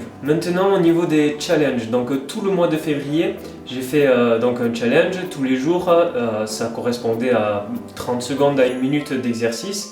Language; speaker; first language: French; native; French